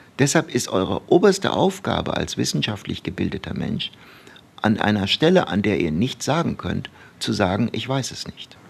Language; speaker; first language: German; early bilingual, other home language; Turkish